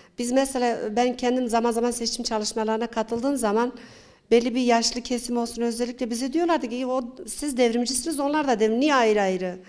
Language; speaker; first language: Turkish; non-native, local second language; Zaza